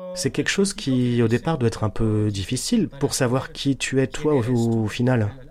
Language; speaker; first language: French; non-native, fluent; Spanish